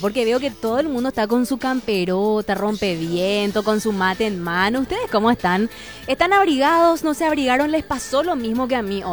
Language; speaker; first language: Spanish; native; Spanish